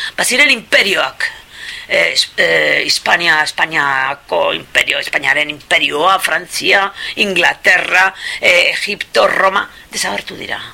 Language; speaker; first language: Basque; non-native, local second language; Spanish